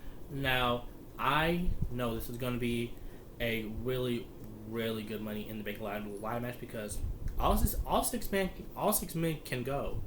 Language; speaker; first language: English; native; English